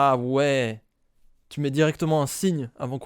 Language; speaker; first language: French; native; French